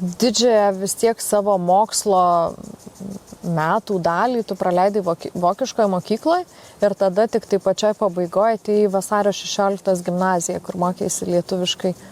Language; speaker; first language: Lithuanian; native; Lithuanian